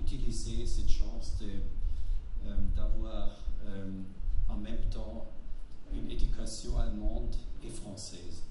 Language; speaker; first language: French; non-native, fluent; German